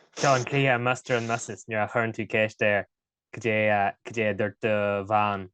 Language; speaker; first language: Irish; native; Irish